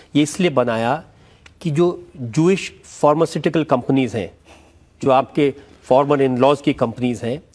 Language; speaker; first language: Urdu; native; Urdu